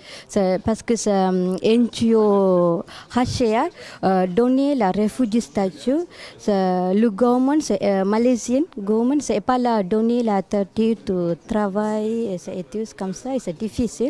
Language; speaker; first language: French; non-native, learner; Tamil